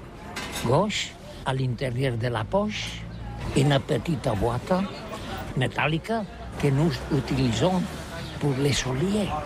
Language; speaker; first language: French; non-native, learner; Catalan